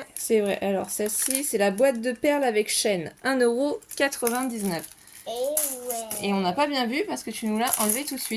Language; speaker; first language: French; native; French